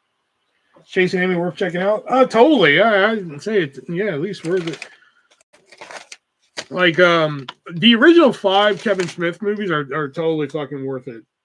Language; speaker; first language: English; native; English